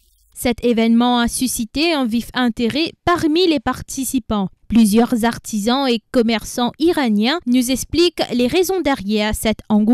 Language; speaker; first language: French; non-native, local second language; Morisyen